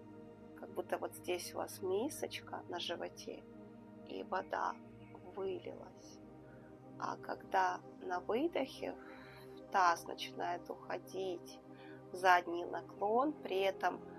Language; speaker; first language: Russian; native; Russian